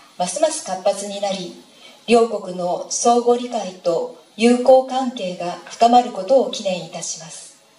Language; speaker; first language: Japanese; native; Japanese